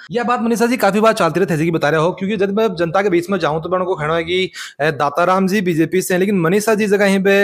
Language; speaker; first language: Hindi; native; Hindi